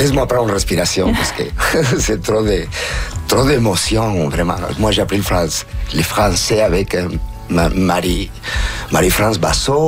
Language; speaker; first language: French; non-native, fluent; Spanish